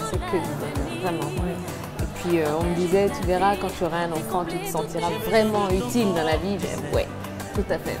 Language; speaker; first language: French; native; French